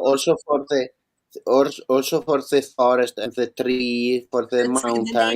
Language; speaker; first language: English; non-native, learner; Italian